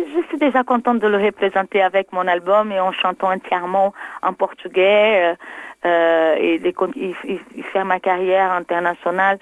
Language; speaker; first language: French; non-native, fluent; Portuguese